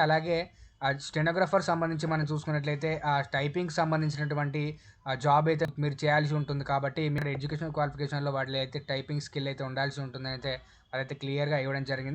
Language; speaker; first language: Telugu; native; Telugu